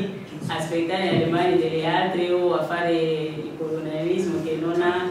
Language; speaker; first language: Italian; non-native, fluent; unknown